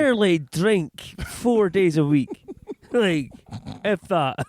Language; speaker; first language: English; native; English